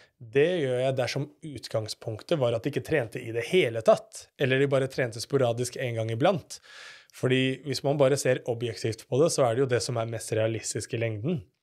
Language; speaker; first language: Norwegian; native; Norwegian